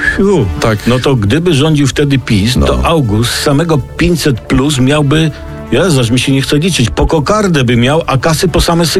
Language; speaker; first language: Polish; native; Polish